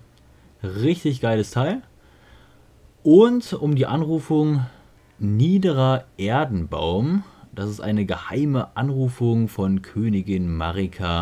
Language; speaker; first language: German; native; German